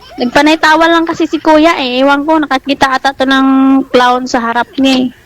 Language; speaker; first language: Filipino; non-native, local second language; Cebuano